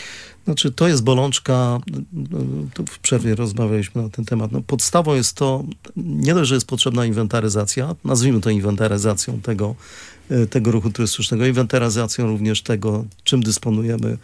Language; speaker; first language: Polish; native; Polish